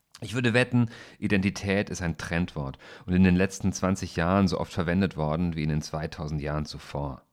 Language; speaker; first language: German; native; German